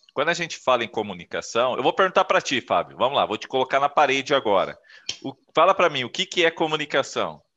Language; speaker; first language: Portuguese; native; Portuguese